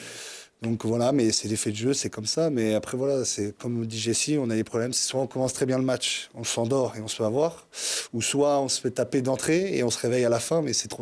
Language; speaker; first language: French; native; French